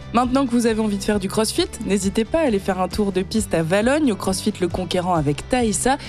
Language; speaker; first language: French; native; French